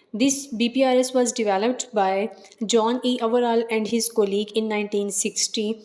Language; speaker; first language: English; non-native, local second language; Urdu